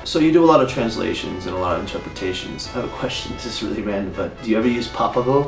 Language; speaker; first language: English; native; English